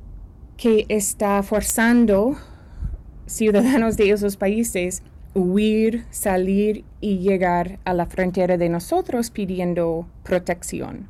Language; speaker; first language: Spanish; early bilingual, heritage; Spanish